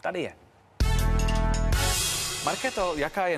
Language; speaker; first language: Czech; native; Czech